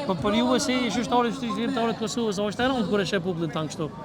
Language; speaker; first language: Albanian; native; Albanian